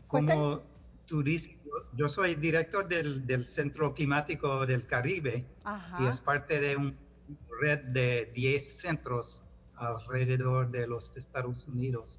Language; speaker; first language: Spanish; non-native, fluent; English